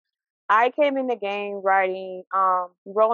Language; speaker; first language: English; native; English